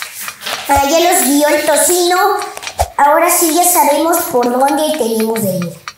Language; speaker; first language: Spanish; native; Spanish